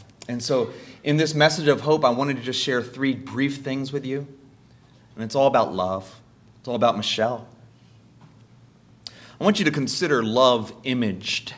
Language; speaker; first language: English; native; English